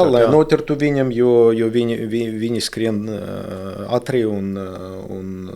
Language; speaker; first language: Latvian; non-native, local second language; Russian